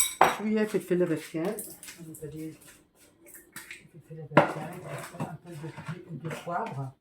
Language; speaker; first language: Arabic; non-native, local second language; Kabyle